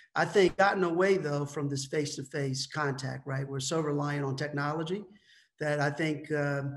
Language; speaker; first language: English; native; English